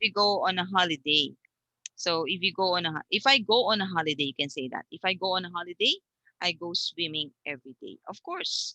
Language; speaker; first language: English; non-native, fluent; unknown